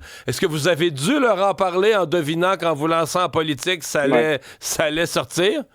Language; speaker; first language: French; native; French